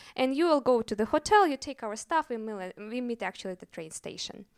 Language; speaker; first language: English; non-native, fluent; Russian